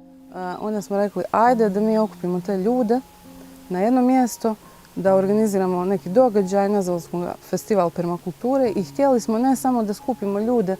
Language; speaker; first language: Bosnian; native; Bosnian